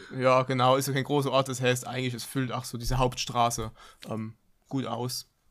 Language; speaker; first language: German; native; German